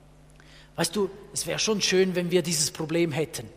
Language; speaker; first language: German; non-native, fluent; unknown